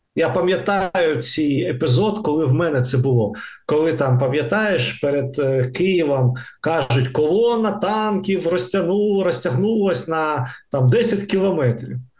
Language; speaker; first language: Ukrainian; non-native, local second language; Russian